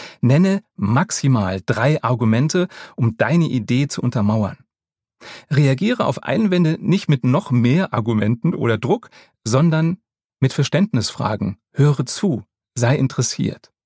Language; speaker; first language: German; native; German